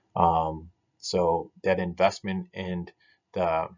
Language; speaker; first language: English; native; English